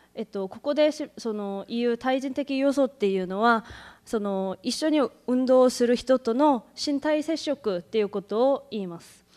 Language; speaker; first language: Japanese; non-native, fluent; Korean